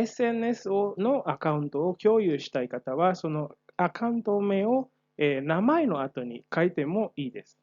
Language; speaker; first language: Japanese; non-native, fluent; Indonesian